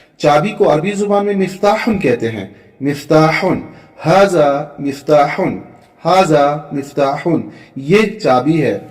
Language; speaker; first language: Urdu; native; Urdu